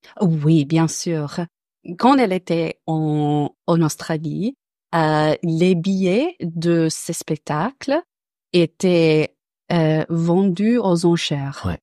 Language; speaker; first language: French; non-native, learner; English